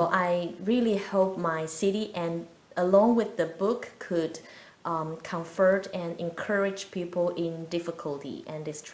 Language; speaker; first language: English; non-native, fluent; Chinese